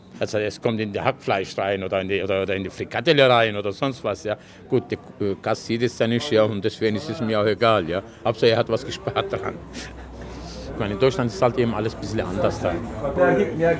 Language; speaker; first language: German; early bilingual, other home language; Turkish